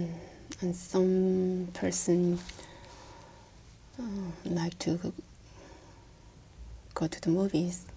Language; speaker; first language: English; non-native, learner; Korean